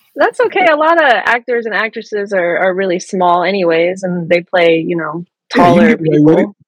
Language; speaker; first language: English; early bilingual, other home language; French